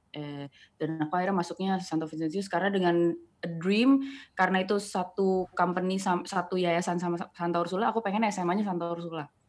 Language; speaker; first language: Indonesian; native; Indonesian